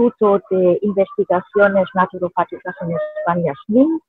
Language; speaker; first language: Spanish; non-native, fluent; German